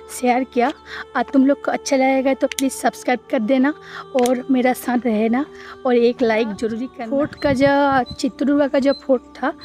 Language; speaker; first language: Hindi; non-native, local second language; Bangla